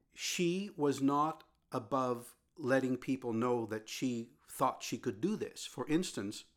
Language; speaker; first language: English; native; English